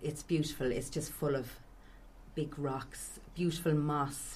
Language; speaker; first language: English; native; English